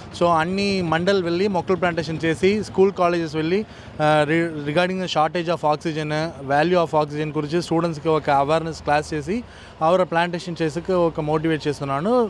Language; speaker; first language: Telugu; non-native, learner; Tamil